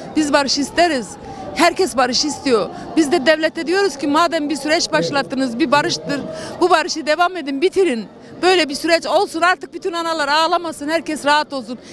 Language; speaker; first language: Turkish; non-native, local second language; Kurdish